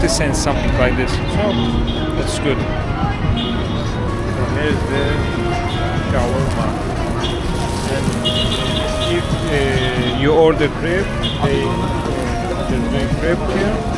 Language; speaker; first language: English; non-native, fluent; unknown